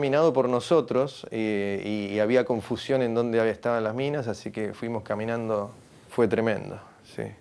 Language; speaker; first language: Spanish; native; Spanish